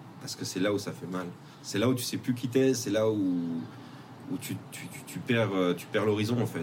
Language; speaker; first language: French; native; French